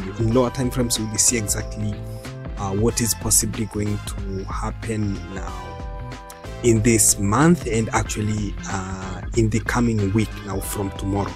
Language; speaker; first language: English; non-native, local second language; Swahili